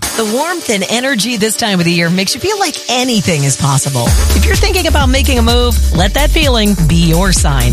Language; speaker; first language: English; native; English